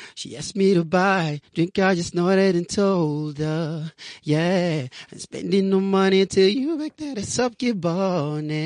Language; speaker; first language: English; non-native, local second language; Southern Sotho